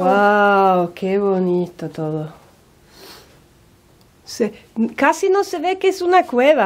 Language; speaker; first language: Spanish; non-native, fluent; Swedish